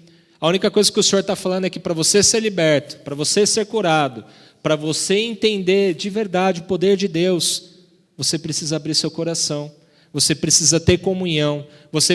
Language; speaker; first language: Portuguese; native; Portuguese